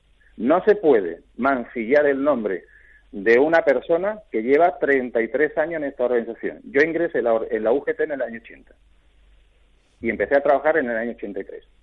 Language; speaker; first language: Spanish; native; Spanish